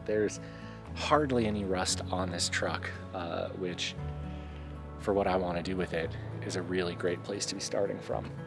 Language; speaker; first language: English; native; English